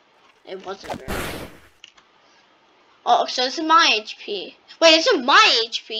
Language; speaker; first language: English; native; English